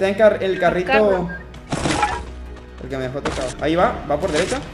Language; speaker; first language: Spanish; native; Spanish